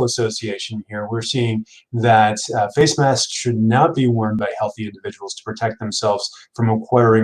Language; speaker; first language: English; native; English